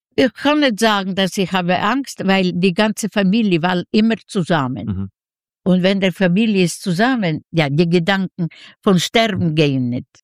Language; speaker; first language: German; non-native, fluent; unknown